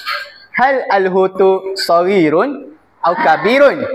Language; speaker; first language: Arabic; non-native, learner; Malay